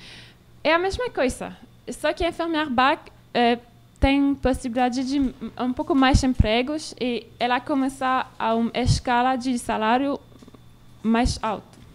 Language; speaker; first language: Portuguese; non-native, learner; French